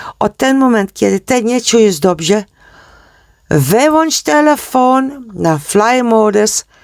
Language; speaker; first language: Polish; non-native, learner; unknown